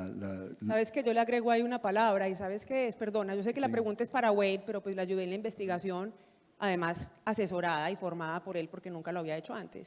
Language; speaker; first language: Spanish; native; Spanish